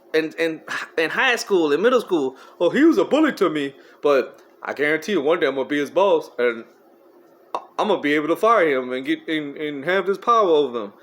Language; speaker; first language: English; native; English